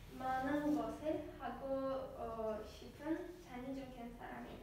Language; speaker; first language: Korean; non-native, learner; Azerbaijani